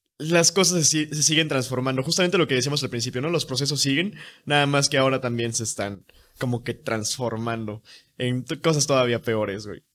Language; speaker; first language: Spanish; native; Spanish